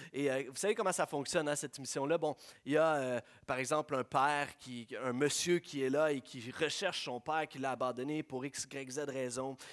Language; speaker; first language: French; native; French